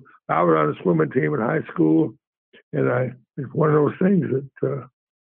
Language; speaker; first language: English; native; English